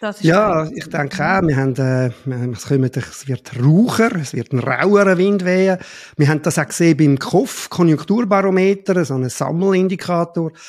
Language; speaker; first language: German; native; German